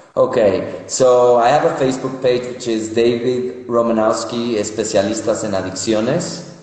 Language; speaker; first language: English; non-native, fluent; Spanish